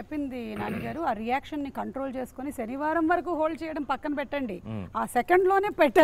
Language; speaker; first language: Telugu; native; Telugu